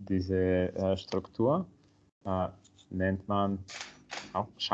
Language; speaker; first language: German; non-native, learner; Italian